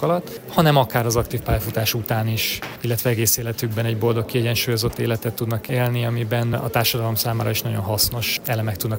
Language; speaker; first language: Hungarian; native; Hungarian